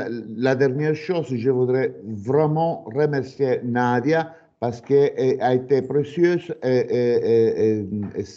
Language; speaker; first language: French; non-native, fluent; Italian